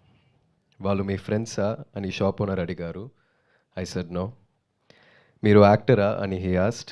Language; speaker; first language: Telugu; non-native, learner; Tamil